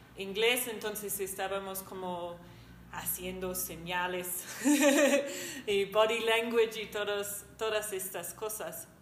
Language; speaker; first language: Spanish; non-native, fluent; English